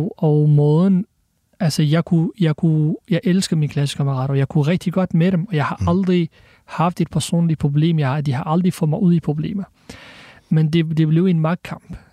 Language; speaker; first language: Danish; early bilingual, other home language; Arabic